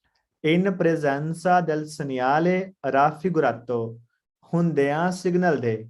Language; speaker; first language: Italian; non-native, learner; Punjabi